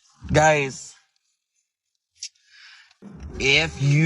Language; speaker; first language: English; non-native, local second language; Cebuano